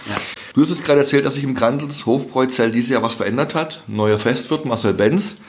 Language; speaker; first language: German; native; German